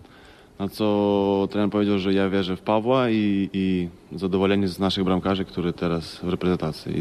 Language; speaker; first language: Polish; non-native, fluent; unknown